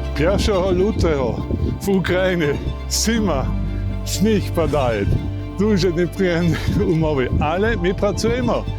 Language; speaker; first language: Ukrainian; non-native, learner; German